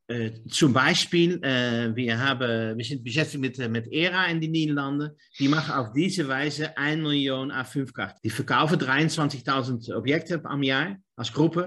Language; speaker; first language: German; non-native, learner; Dutch